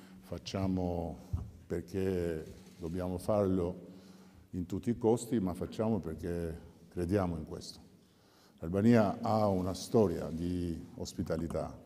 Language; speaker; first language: Italian; non-native, fluent; Albanian